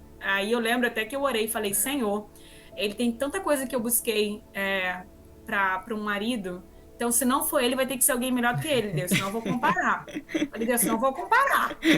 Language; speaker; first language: Portuguese; native; Portuguese